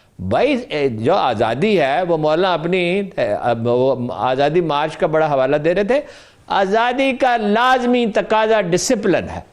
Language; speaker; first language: Urdu; non-native, local second language; Punjabi